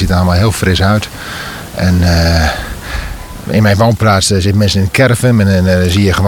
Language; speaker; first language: Dutch; native; Dutch